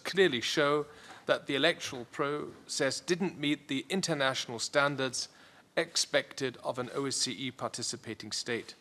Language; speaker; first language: English; non-native, fluent; German